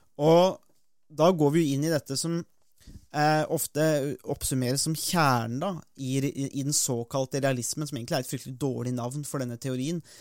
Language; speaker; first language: Norwegian; native; Norwegian